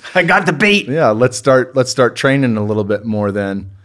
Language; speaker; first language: English; native; English